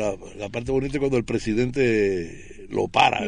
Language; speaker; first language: Spanish; native; Spanish